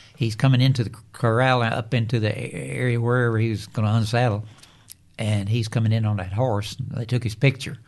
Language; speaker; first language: English; native; English